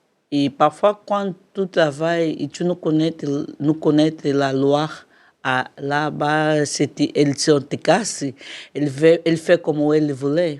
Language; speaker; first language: French; non-native, learner; Portuguese